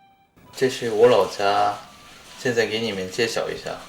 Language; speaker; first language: Chinese; non-native, fluent; Japanese